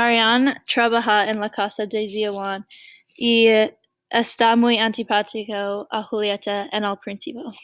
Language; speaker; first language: Spanish; non-native, learner; English